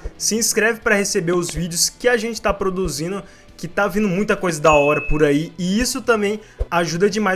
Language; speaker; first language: Portuguese; native; Portuguese